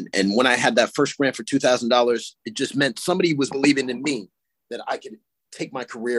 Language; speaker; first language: English; native; English